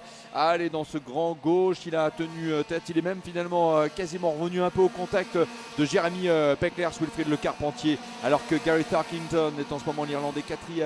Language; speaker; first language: French; native; French